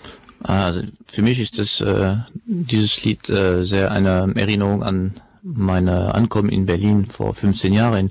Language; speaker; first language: German; non-native, fluent; French